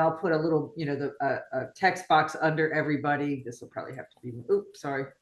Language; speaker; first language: English; native; English